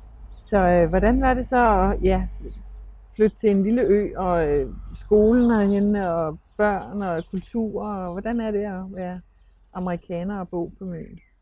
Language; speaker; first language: Danish; native; Danish